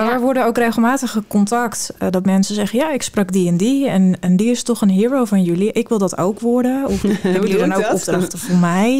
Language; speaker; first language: Dutch; native; Dutch